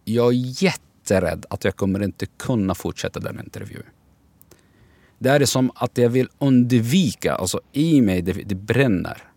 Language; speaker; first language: Swedish; non-native, learner; Arabic